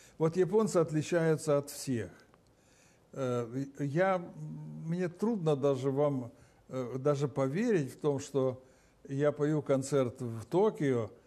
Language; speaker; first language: Russian; non-native, local second language; Romanian